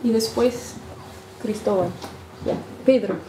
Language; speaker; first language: Spanish; non-native, fluent; English